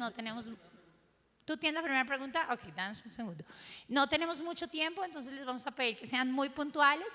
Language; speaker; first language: Spanish; native; Spanish